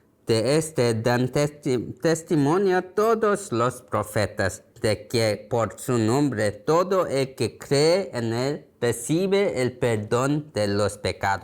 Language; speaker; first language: Spanish; non-native, learner; Korean